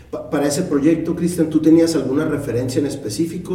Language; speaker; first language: Spanish; native; Spanish